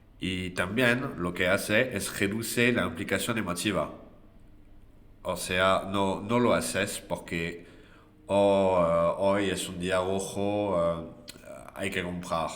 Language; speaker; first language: Spanish; non-native, fluent; French